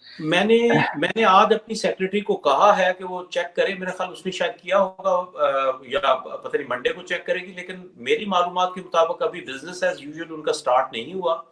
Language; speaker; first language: Urdu; non-native, local second language; Punjabi